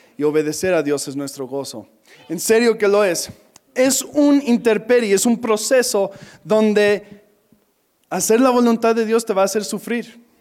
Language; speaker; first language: Spanish; non-native, fluent; English